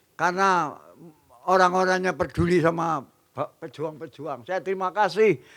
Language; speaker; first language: Indonesian; non-native, local second language; Javanese